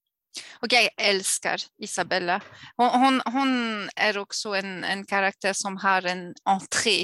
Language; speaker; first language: Swedish; non-native, fluent; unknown